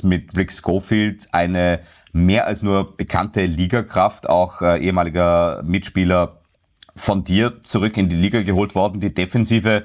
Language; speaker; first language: German; native; German